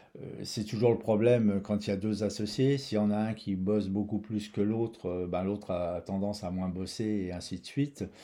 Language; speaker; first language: French; native; French